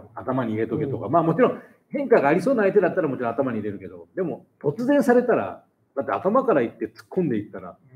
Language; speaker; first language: Japanese; native; Japanese